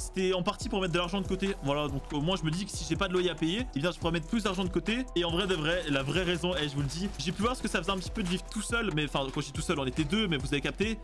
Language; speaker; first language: French; native; French